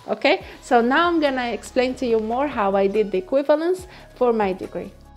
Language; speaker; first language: English; non-native, fluent; Arabic